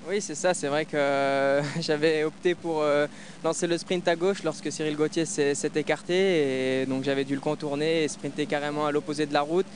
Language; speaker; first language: French; native; French